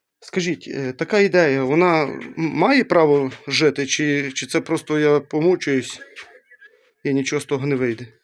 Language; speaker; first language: Ukrainian; native; Ukrainian